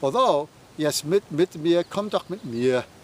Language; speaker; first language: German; non-native, fluent; English